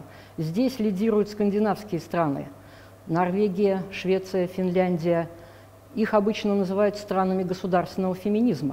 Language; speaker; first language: Russian; native; Russian